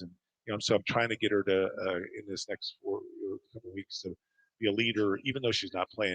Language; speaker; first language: English; native; English